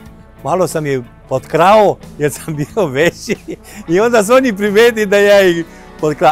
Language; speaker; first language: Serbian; non-native, local second language; Romanian